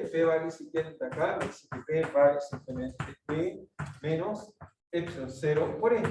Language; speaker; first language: Spanish; native; Spanish